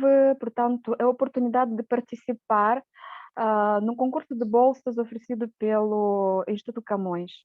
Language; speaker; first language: Portuguese; non-native, fluent; Romanian